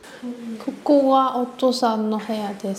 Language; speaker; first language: Japanese; non-native, learner; Korean